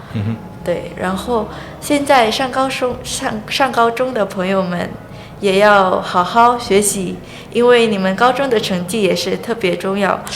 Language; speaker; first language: Chinese; non-native, fluent; Indonesian